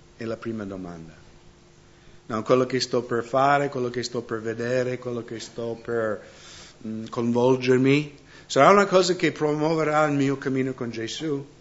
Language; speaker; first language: Italian; non-native, fluent; English